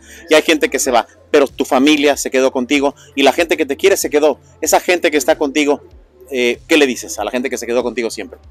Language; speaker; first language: Spanish; native; Spanish